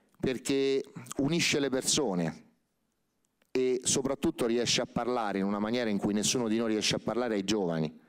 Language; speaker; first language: Italian; native; Italian